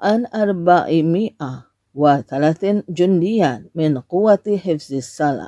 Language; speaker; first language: Arabic; non-native, fluent; Indonesian